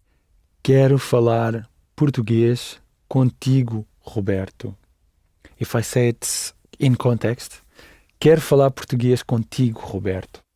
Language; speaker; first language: Portuguese; non-native, learner; English